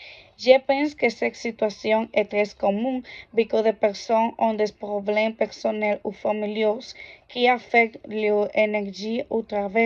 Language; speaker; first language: French; non-native, learner; Spanish